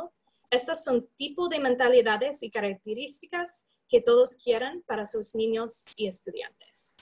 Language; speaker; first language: Spanish; non-native, fluent; English